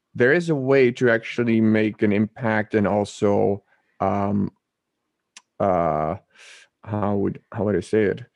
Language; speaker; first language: English; non-native, fluent; Dutch